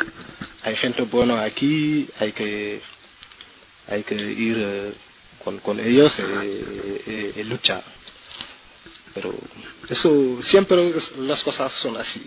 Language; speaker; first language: Spanish; non-native, learner; French